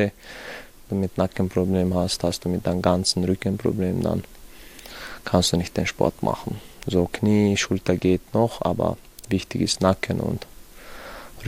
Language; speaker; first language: German; non-native, fluent; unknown